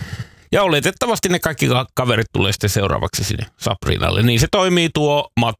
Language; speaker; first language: Finnish; native; Finnish